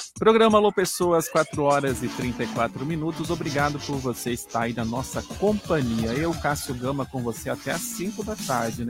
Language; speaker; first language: Portuguese; native; Portuguese